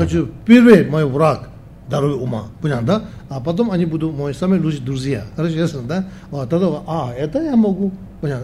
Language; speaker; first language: Russian; non-native, learner; Tibetan